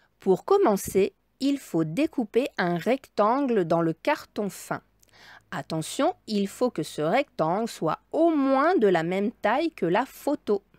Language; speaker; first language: French; native; French